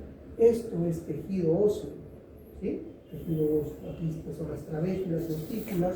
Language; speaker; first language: Spanish; native; Spanish